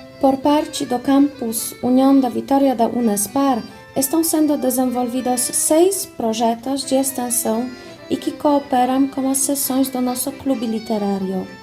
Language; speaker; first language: Portuguese; non-native, fluent; Polish